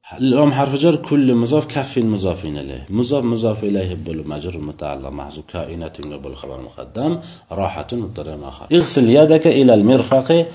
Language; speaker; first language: Arabic; non-native, fluent; Uzbek